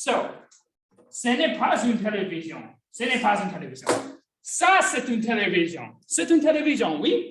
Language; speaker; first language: French; non-native, fluent; English